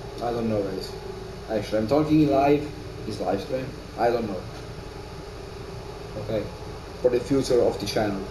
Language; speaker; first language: English; non-native, learner; Italian